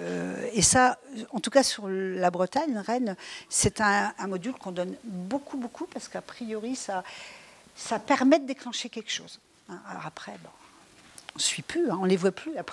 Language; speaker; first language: French; native; French